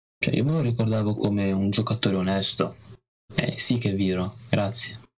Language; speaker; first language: Italian; native; Italian